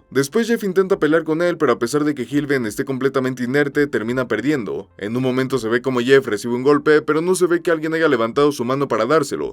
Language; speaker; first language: Spanish; native; Spanish